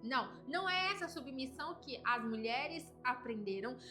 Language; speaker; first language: Portuguese; native; Portuguese